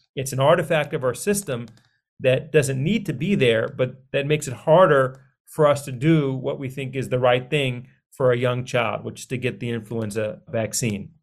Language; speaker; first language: English; early bilingual, other home language; Hindi